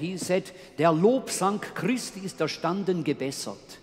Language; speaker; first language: German; native; German